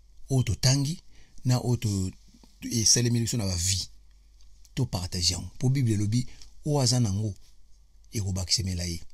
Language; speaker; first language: French; non-native, local second language; Lingala